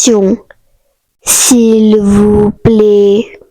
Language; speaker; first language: French; non-native, learner; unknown